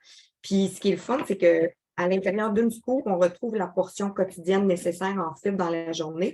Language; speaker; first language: French; native; French